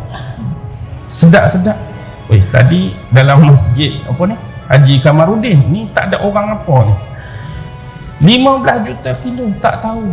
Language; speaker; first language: Malay; native; Malay